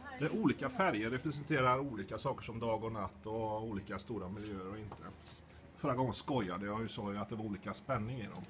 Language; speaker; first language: Swedish; native; Swedish